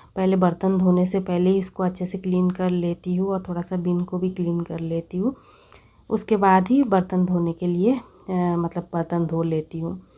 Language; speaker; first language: Hindi; non-native, local second language; Bangla